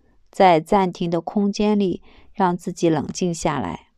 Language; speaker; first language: Chinese; native; Chinese